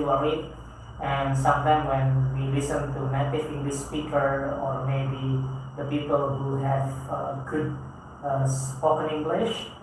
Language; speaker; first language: English; non-native, fluent; Indonesian